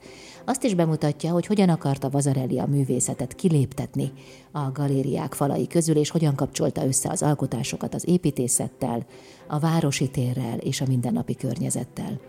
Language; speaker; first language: Hungarian; native; Hungarian